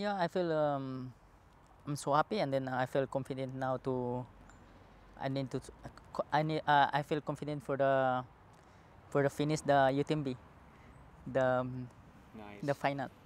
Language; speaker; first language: English; non-native, learner; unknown